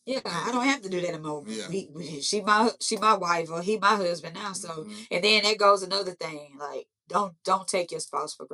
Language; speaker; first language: English; native; English